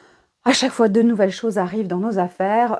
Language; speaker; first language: French; native; French